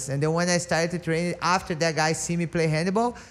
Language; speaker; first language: English; non-native, learner; Portuguese